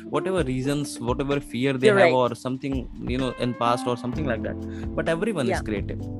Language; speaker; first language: English; non-native, local second language; Hindi